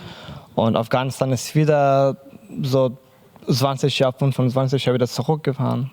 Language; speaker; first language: German; non-native, learner; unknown